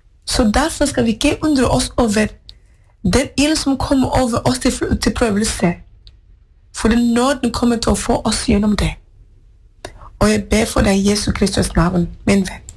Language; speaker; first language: Norwegian; non-native, fluent; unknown